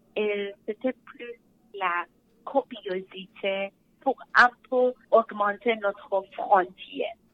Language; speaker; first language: French; non-native, learner; Persian